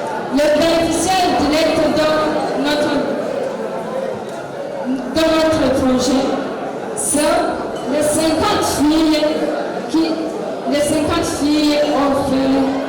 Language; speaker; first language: French; non-native, local second language; Rundi